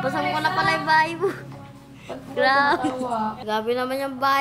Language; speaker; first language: Filipino; native; Filipino